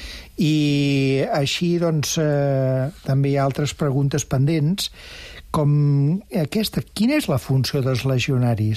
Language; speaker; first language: Catalan; native; Catalan